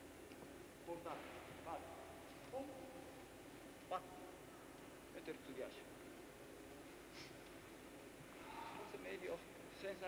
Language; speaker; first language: Italian; non-native, learner; Japanese